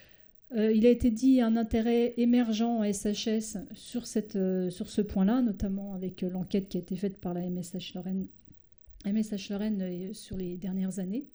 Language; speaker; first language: French; native; French